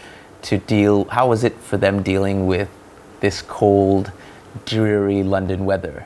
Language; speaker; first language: English; non-native, local second language; Malay